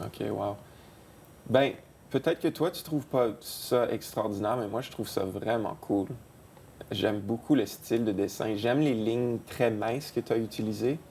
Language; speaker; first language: French; native; French